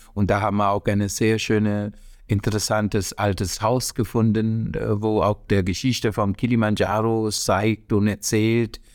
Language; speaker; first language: German; non-native, learner; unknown